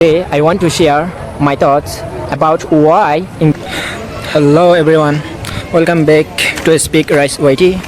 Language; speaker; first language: English; non-native, learner; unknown